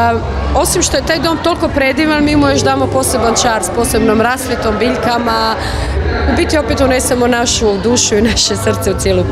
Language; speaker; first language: Croatian; native; Croatian